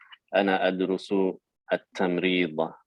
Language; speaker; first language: Arabic; non-native, fluent; English